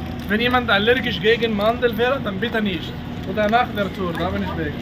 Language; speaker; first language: German; non-native, fluent; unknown